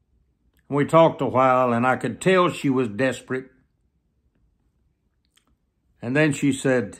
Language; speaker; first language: English; native; English